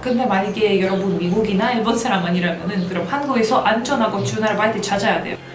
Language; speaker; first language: Korean; non-native, fluent; Russian